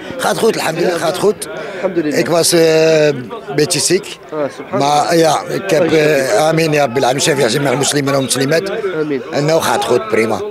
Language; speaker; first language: Dutch; early bilingual, other home language; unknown